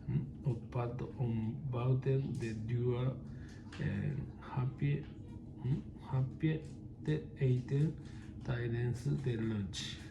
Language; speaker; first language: Dutch; non-native, learner; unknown